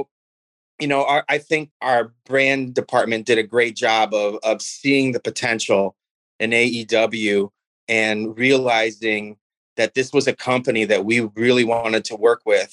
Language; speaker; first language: English; native; English